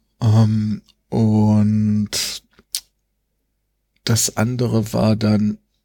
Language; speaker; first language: German; native; German